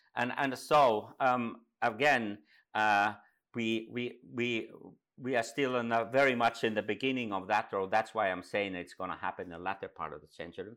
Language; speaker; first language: English; non-native, fluent; Finnish